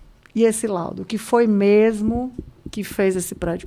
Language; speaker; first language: Portuguese; native; Portuguese